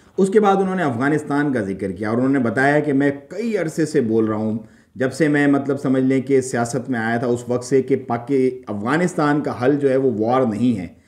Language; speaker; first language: Urdu; native; Urdu